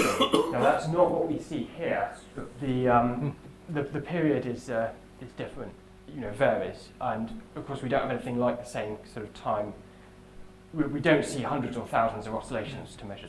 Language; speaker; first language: English; native; English